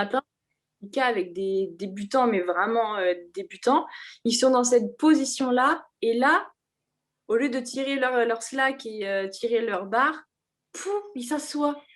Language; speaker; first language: French; native; French